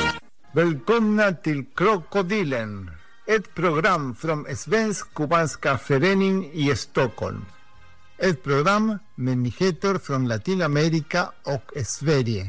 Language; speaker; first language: Swedish; non-native, fluent; Spanish